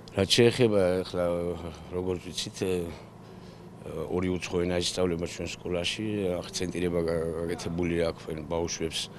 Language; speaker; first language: Georgian; native; Georgian